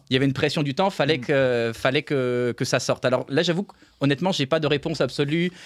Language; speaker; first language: French; native; French